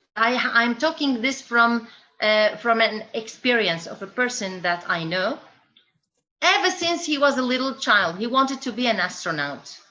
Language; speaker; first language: English; non-native, fluent; Arabic